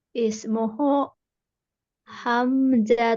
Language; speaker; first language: Arabic; non-native, learner; Indonesian